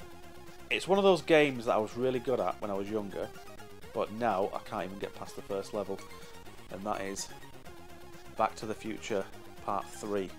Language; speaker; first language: English; native; English